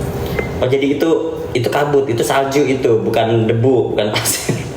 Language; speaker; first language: Indonesian; native; Indonesian